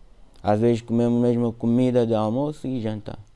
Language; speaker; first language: Portuguese; non-native, learner; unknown